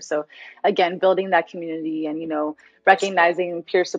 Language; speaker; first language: English; native; English